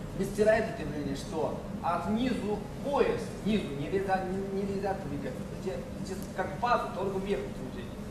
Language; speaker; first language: Russian; non-native, learner; Chinese